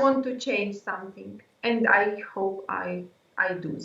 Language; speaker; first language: English; non-native, learner; Ukrainian